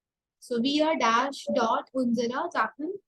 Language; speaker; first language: German; non-native, fluent; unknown